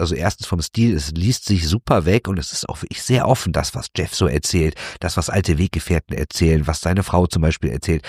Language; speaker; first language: German; native; German